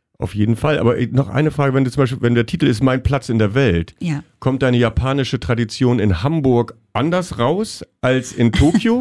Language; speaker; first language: German; native; German